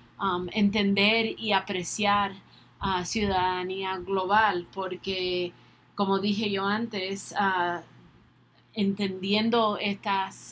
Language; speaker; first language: Spanish; early bilingual, other home language; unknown